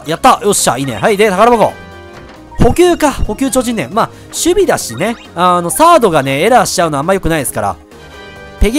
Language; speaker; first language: Japanese; native; Japanese